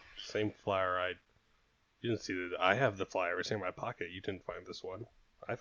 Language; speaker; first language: English; native; English